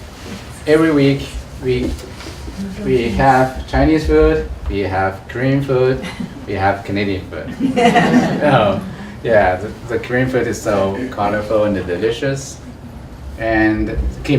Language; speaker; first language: English; non-native, learner; Chinese